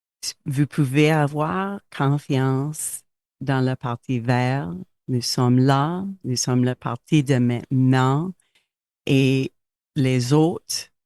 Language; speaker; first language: French; non-native, local second language; English